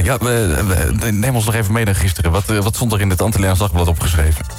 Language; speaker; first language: Dutch; native; Dutch